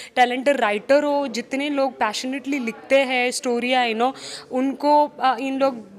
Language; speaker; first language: Hindi; non-native, local second language; Marathi